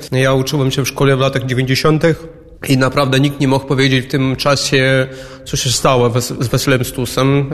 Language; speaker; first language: Polish; non-native, fluent; Ukrainian